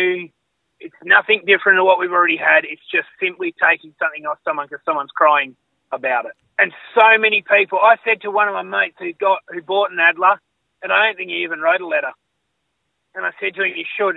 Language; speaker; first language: English; native; English